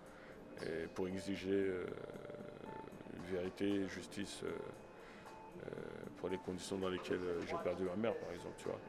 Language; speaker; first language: French; native; French